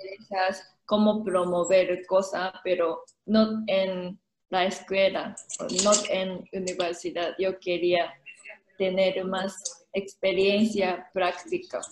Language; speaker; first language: Spanish; non-native, learner; Japanese